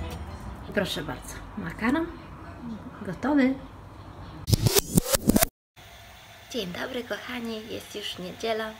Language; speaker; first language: Polish; non-native, fluent; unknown